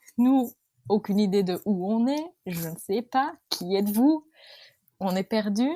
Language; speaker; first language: French; native; French